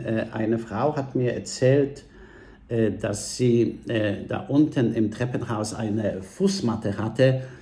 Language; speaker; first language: German; non-native, fluent; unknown